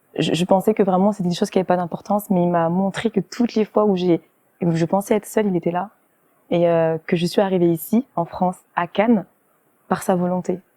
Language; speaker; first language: French; early bilingual, other home language; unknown